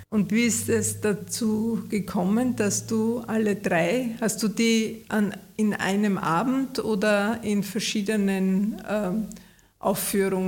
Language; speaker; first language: German; native; German